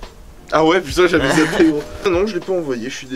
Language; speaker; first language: French; native; French